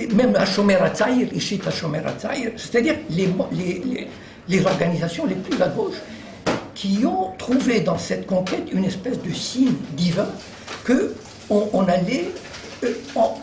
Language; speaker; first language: French; native; French